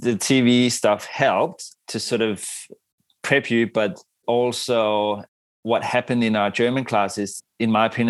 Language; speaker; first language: English; non-native, fluent; Danish